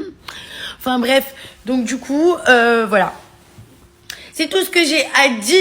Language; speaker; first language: French; native; French